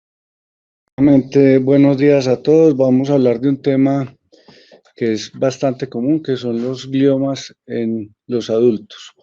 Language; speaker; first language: Spanish; native; Spanish